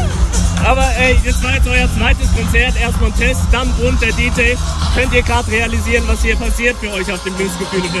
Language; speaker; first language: German; native; German